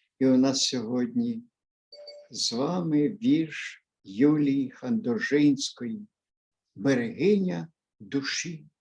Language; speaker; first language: Ukrainian; native; Ukrainian